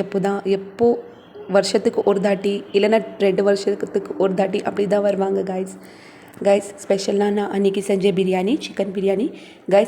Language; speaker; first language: Tamil; non-native, local second language; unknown